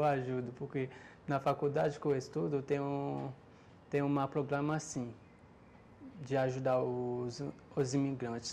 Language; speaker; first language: Portuguese; non-native, learner; Haitian Creole